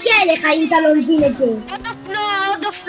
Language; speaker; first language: Hebrew; native; Hebrew